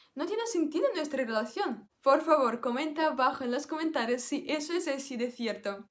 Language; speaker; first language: Spanish; non-native, fluent; Russian